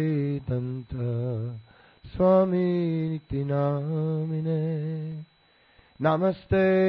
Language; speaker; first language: Hindi; non-native, fluent; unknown